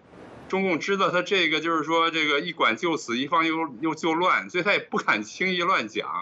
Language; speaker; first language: Chinese; native; Chinese